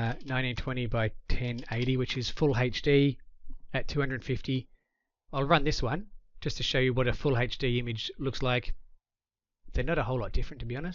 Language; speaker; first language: English; native; English